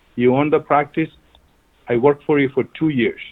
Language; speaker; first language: English; non-native, local second language; Malayalam